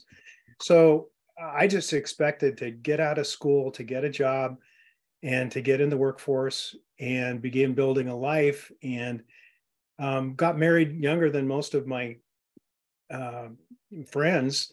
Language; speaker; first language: English; native; English